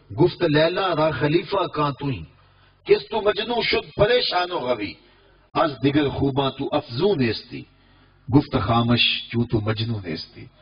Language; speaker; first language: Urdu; non-native, local second language; Punjabi